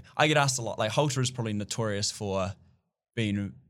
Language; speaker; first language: English; native; English